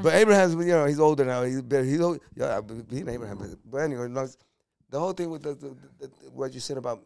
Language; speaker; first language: English; early bilingual, other home language; Spanish